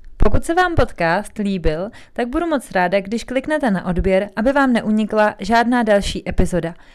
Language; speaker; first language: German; non-native, fluent; Czech